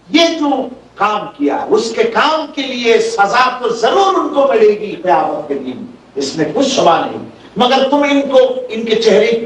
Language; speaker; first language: Urdu; non-native, fluent; Bangla